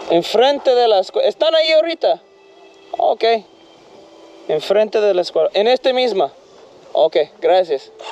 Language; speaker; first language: Spanish; non-native, learner; English